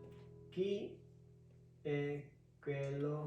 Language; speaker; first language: Italian; non-native, fluent; Hindi